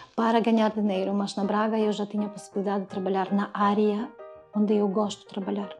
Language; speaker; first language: Portuguese; non-native, learner; Ukrainian